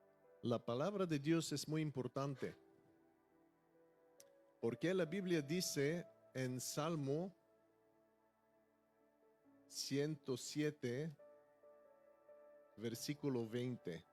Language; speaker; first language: Spanish; non-native, fluent; Bulgarian